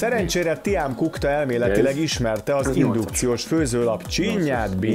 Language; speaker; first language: Hungarian; native; Hungarian